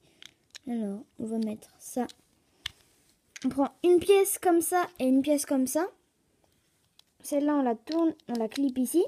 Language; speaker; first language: French; native; French